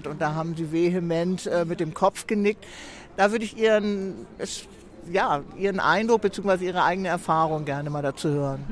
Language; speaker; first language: German; native; German